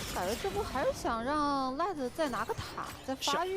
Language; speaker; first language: Chinese; native; Chinese